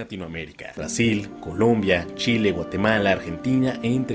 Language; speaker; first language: Spanish; native; Spanish